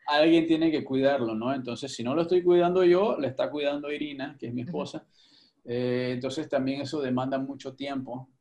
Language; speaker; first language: Spanish; native; Spanish